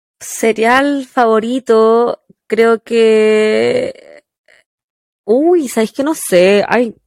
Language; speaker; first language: Spanish; native; Spanish